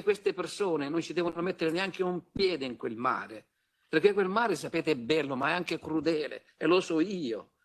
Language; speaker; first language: Italian; native; Italian